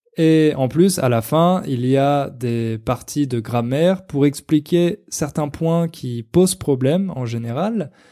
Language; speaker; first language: French; native; French